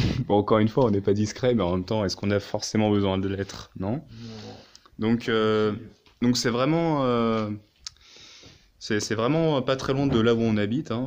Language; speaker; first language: French; native; French